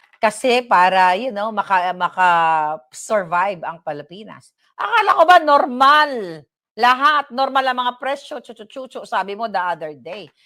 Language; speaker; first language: Filipino; non-native, local second language; Cebuano